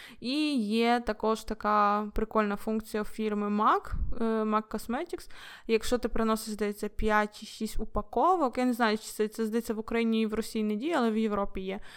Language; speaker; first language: Ukrainian; non-native, local second language; Russian